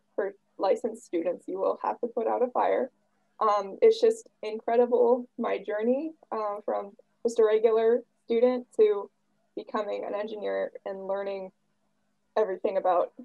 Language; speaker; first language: English; native; English